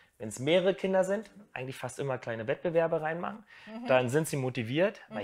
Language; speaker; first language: German; native; German